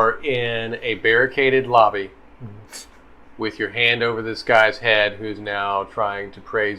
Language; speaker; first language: English; native; English